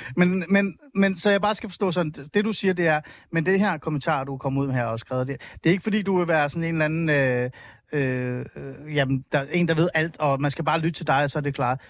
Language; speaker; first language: Danish; early bilingual, other home language; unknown